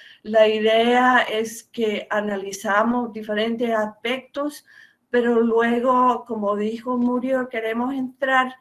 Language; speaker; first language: Spanish; non-native, fluent; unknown